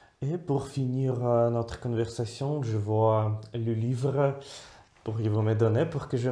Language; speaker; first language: French; non-native, fluent; Russian